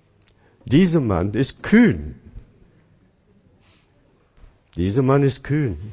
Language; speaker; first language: German; non-native, fluent; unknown